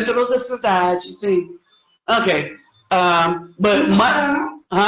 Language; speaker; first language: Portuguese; non-native, learner; English